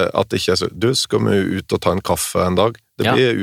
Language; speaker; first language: Norwegian; native; Norwegian